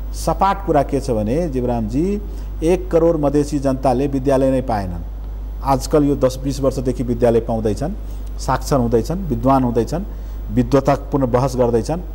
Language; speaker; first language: Nepali; non-native, local second language; Maithili